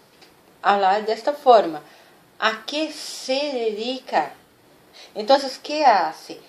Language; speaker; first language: Spanish; non-native, fluent; Portuguese